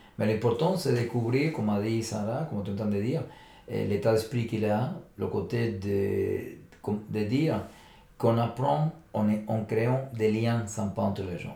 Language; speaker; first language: French; non-native, fluent; Spanish